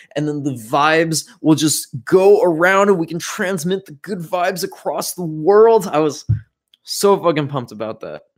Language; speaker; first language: English; native; English